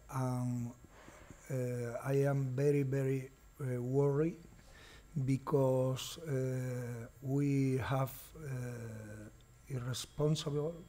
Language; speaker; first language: English; non-native, learner; Portuguese